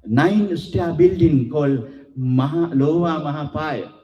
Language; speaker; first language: English; non-native, local second language; Sinhala